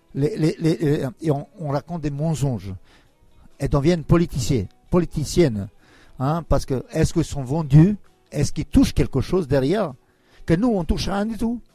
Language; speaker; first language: French; non-native, fluent; Albanian